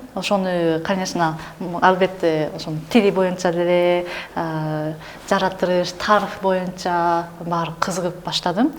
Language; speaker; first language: Kyrgyz; non-native, learner; Japanese